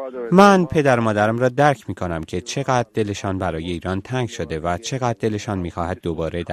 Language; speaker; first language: Persian; early bilingual, heritage; Persian